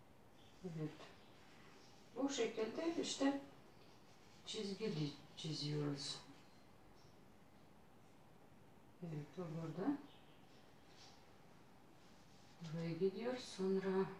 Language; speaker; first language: Turkish; non-native, learner; Russian